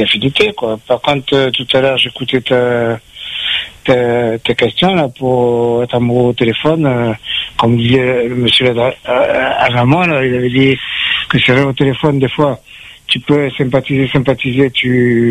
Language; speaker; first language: French; native; French